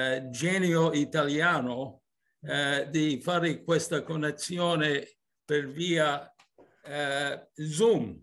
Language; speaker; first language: Italian; early bilingual, heritage; English